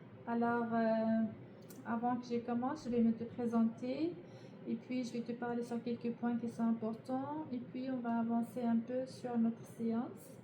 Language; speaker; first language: French; non-native, learner; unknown